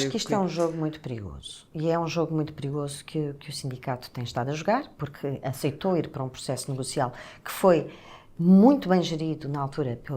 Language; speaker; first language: Portuguese; native; Portuguese